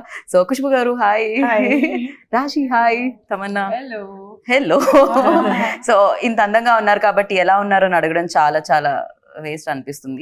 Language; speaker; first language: Telugu; native; Telugu